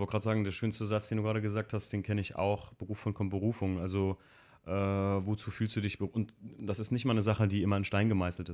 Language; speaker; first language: German; native; German